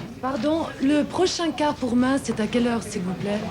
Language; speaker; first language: French; native; French